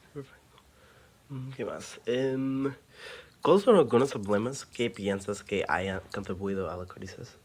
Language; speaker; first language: Spanish; non-native, learner; English